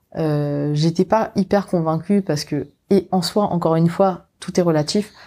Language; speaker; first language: French; non-native, local second language; Morisyen